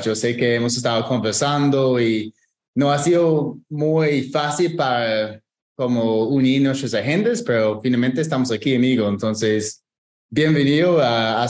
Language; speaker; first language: Spanish; non-native, fluent; English